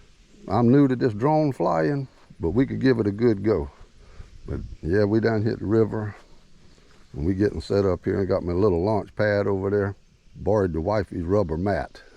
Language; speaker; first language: English; native; English